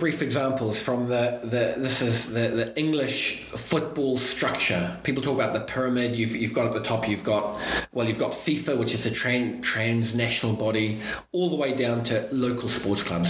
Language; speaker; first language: English; native; English